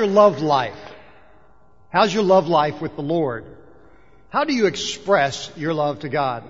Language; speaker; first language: English; native; English